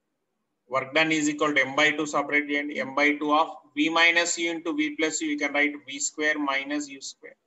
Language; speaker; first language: English; non-native, local second language; Telugu